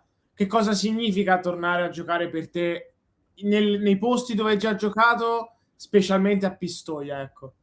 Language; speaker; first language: Italian; native; Italian